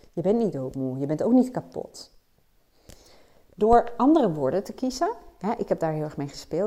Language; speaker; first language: Dutch; native; Dutch